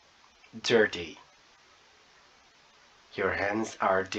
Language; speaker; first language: English; non-native, fluent; Spanish